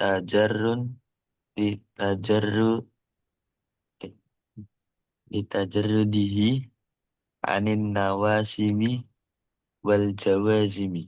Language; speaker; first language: Arabic; non-native, learner; Indonesian